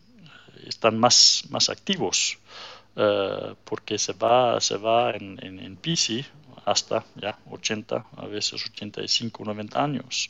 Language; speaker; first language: Spanish; non-native, fluent; Danish